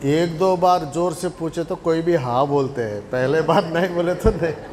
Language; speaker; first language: Hindi; non-native, local second language; Telugu